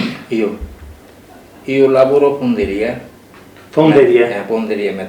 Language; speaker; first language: Italian; non-native, learner; Bangla